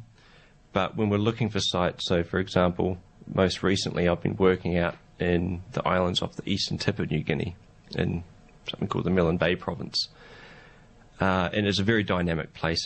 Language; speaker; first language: English; native; English